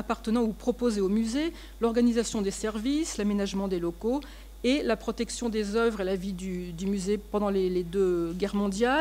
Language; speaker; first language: French; native; French